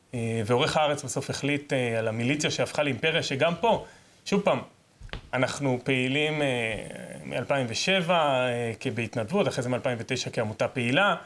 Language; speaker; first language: Hebrew; native; Hebrew